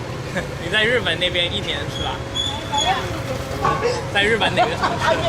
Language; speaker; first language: Chinese; non-native, fluent; English